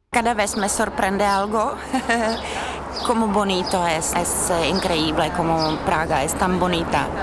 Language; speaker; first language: Spanish; non-native, fluent; Czech